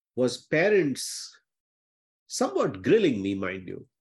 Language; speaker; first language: English; non-native, local second language; Hindi